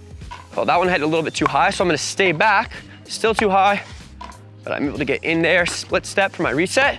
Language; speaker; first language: English; native; English